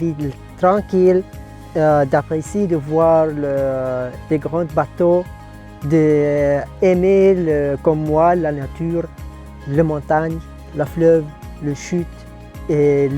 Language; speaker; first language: French; non-native, local second language; Arabic